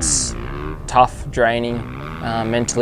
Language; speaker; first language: English; native; English